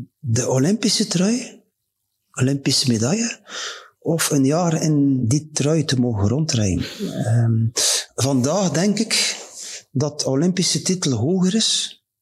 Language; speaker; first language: Dutch; native; Dutch